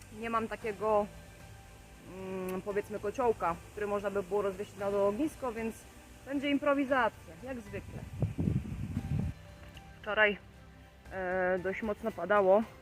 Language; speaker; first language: Polish; native; Polish